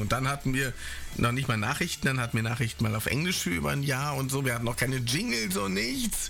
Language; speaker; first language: German; native; German